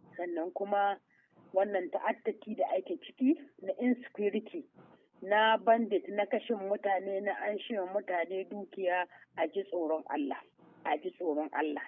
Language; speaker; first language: Hausa; native; Hausa